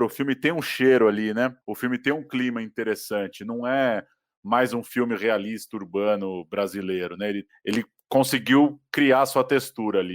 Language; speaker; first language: Portuguese; native; Portuguese